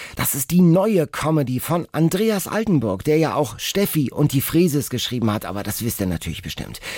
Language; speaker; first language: German; native; German